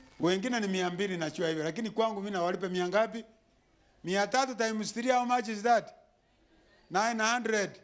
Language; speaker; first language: Swahili; non-native, local second language; Gusii